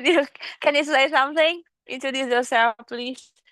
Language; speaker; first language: English; non-native, learner; Vietnamese